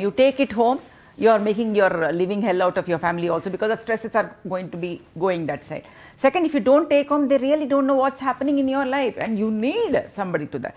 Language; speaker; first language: English; non-native, local second language; Telugu